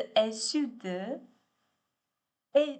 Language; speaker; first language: French; non-native, learner; Chinese